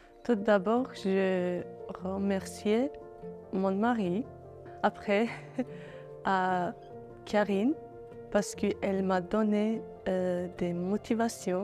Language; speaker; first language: French; non-native, learner; Bulgarian